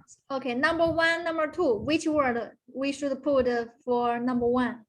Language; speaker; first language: English; non-native, fluent; Chinese